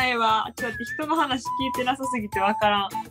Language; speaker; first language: Japanese; native; Japanese